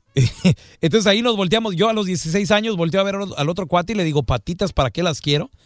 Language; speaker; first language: Spanish; native; Spanish